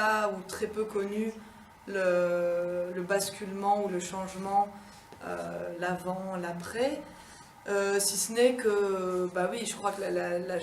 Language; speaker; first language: French; native; French